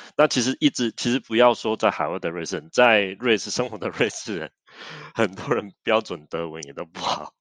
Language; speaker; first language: Chinese; native; Chinese